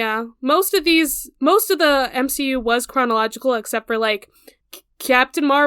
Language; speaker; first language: English; native; English